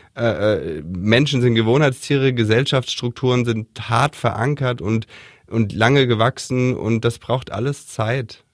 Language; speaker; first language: German; native; German